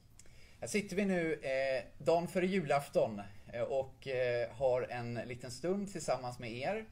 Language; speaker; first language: Swedish; native; Swedish